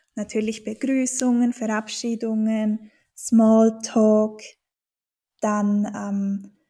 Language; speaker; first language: German; native; German